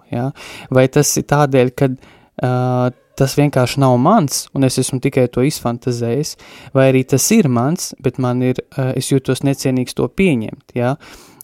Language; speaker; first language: Latvian; native; Latvian